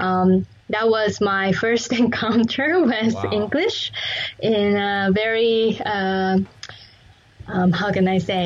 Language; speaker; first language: English; non-native, fluent; Japanese